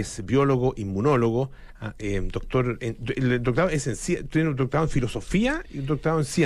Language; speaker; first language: Spanish; native; Spanish